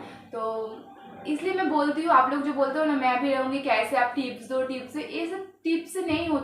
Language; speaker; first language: Hindi; non-native, local second language; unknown